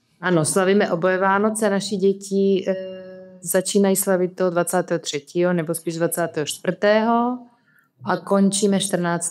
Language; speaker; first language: Czech; non-native, fluent; Serbian